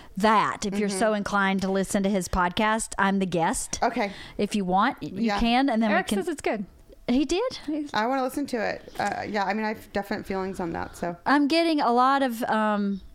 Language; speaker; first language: English; native; English